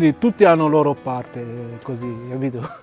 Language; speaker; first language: Italian; non-native, learner; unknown